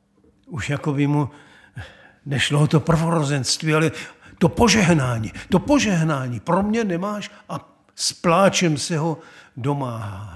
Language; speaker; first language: Czech; native; Czech